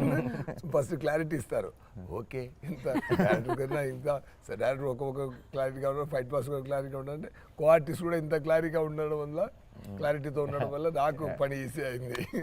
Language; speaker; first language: Telugu; non-native, fluent; Tamil